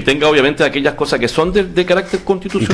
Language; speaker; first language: Spanish; native; Spanish